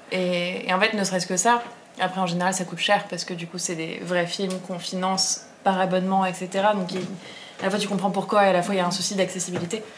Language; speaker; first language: French; native; French